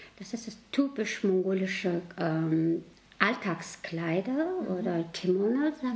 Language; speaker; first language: German; non-native, learner; Mongolian